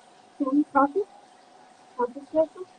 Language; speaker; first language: Indonesian; non-native, learner; Turkish